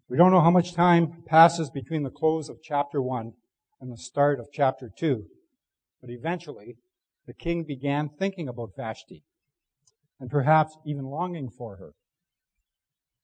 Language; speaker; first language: English; native; English